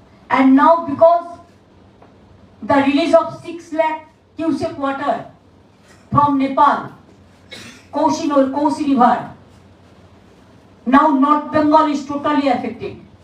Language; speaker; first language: English; non-native, local second language; Bangla